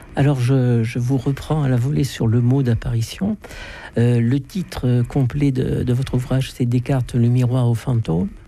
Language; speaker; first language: French; native; French